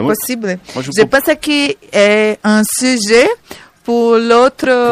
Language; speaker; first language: French; non-native, learner; Portuguese